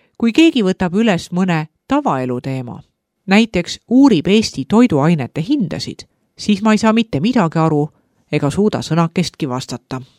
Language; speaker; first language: Estonian; native; Estonian